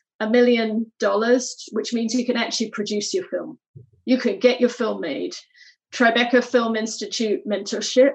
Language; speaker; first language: English; native; English